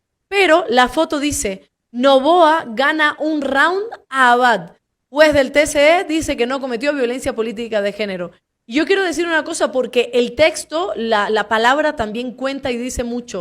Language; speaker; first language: Spanish; native; Spanish